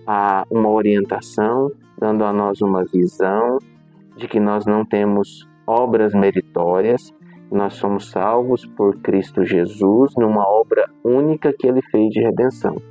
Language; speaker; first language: Portuguese; native; Portuguese